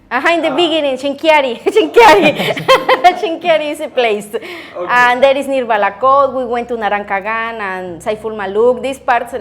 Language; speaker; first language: English; non-native, learner; Spanish